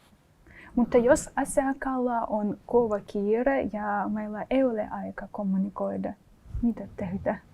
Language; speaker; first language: Finnish; non-native, fluent; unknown